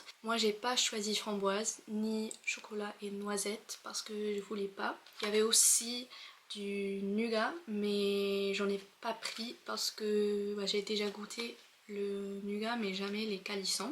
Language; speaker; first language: French; non-native, fluent; English